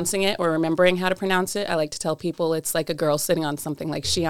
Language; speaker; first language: English; native; English